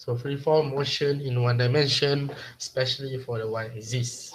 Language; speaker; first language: English; non-native, local second language; Malay